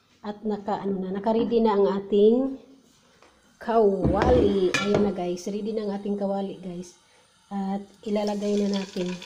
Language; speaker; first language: Filipino; non-native, local second language; Cebuano